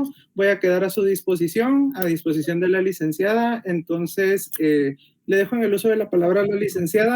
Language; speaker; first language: Spanish; native; Spanish